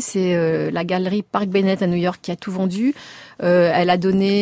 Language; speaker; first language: French; native; French